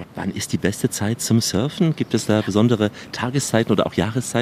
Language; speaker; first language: German; native; German